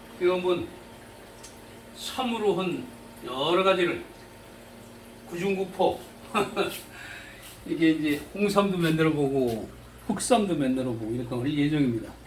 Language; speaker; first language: Korean; native; Korean